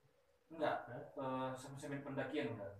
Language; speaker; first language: Indonesian; native; Indonesian